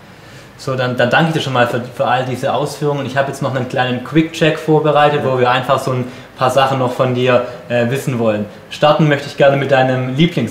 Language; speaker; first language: German; native; German